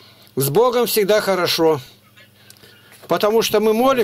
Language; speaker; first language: Russian; native; Russian